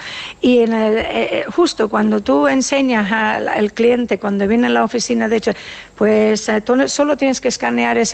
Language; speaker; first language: Spanish; non-native, fluent; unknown